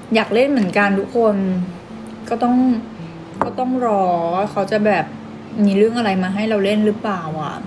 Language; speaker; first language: Thai; native; Thai